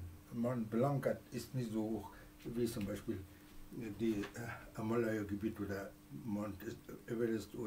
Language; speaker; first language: German; non-native, fluent; Persian